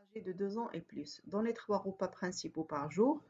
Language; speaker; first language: French; non-native, local second language; Arabic